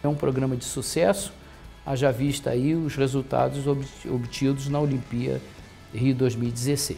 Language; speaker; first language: Portuguese; native; Portuguese